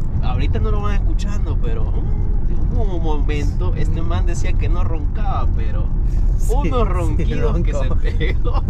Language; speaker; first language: Spanish; native; Spanish